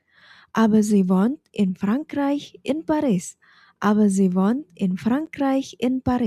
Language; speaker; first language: German; non-native, fluent; Indonesian